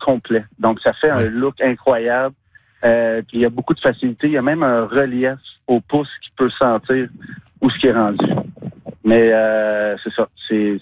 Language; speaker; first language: French; native; French